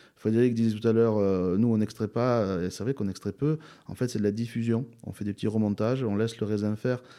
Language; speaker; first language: French; native; French